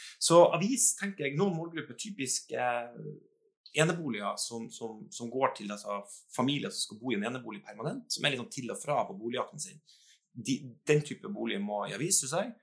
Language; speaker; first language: Norwegian; native; Norwegian